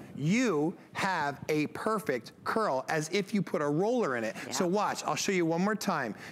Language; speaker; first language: English; native; English